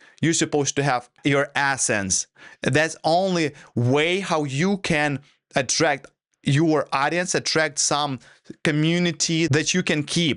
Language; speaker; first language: English; non-native, fluent; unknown